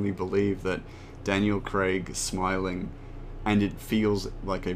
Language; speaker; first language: English; native; English